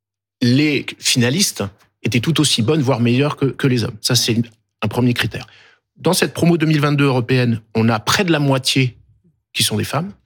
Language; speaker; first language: French; native; French